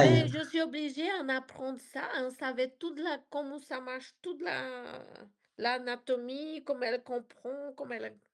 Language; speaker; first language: French; non-native, learner; Portuguese